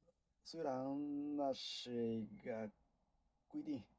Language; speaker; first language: Chinese; non-native, learner; Japanese